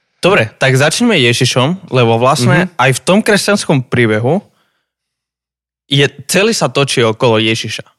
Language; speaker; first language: Slovak; native; Slovak